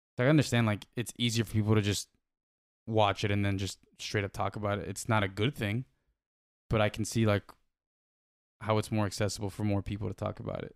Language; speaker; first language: English; native; English